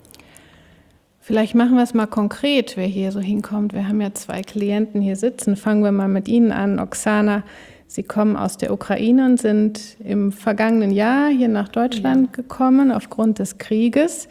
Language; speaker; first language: German; native; German